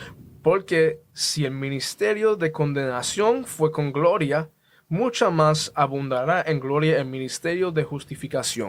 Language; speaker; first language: Spanish; early bilingual, heritage; Spanish